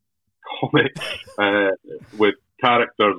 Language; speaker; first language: English; native; English